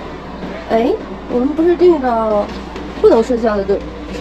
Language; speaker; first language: Chinese; native; Chinese